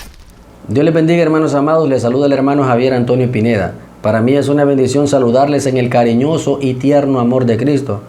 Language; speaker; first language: Spanish; native; Spanish